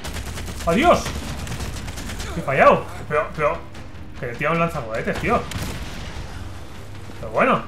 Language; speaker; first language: Spanish; native; Spanish